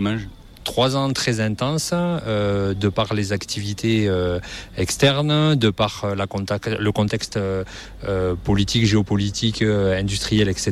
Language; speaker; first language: French; native; French